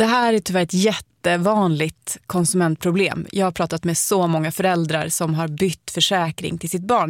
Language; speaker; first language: Swedish; native; Swedish